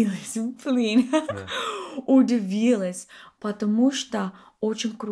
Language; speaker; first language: Russian; non-native, learner; English